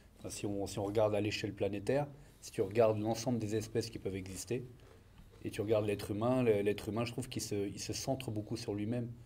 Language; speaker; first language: French; native; French